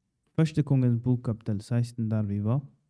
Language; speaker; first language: Swedish; non-native, learner; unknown